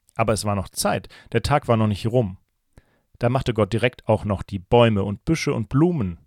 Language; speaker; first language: German; native; German